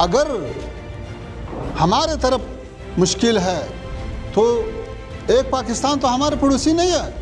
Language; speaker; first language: Hindi; non-native, fluent; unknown